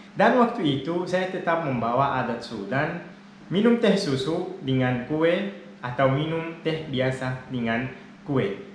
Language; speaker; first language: Indonesian; non-native, fluent; Arabic